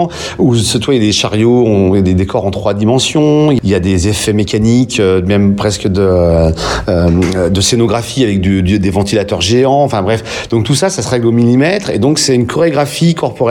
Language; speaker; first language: French; native; French